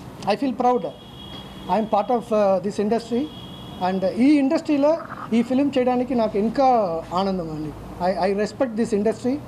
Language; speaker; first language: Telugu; non-native, local second language; Tamil